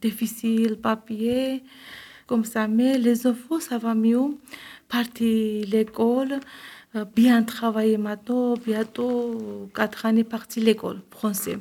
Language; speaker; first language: French; non-native, learner; Georgian